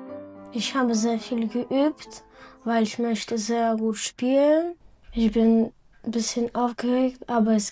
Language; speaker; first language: German; non-native, learner; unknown